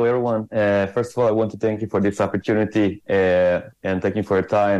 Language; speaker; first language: English; non-native, fluent; Croatian